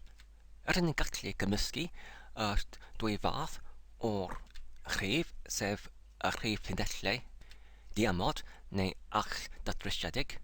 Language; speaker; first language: Welsh; non-native, learner; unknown